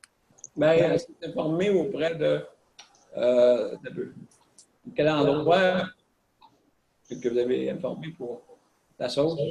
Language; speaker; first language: French; native; French